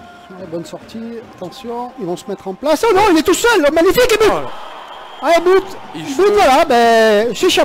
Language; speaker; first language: French; native; French